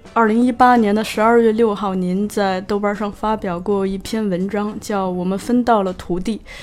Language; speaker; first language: Chinese; native; Chinese